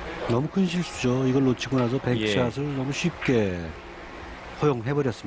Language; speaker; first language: Korean; native; Korean